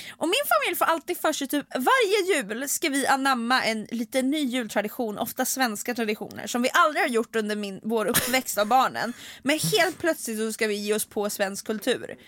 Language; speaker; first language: Swedish; early bilingual, other home language; Finnish